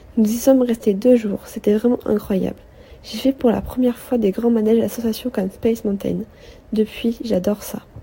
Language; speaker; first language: French; native; French